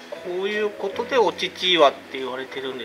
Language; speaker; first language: Japanese; native; Japanese